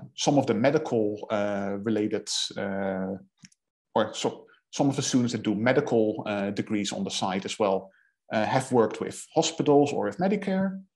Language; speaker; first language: English; non-native, fluent; Dutch